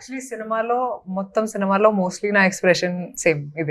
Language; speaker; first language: Telugu; non-native, fluent; Hindi